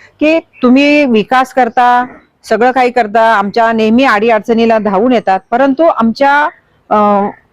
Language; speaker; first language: Marathi; native; Marathi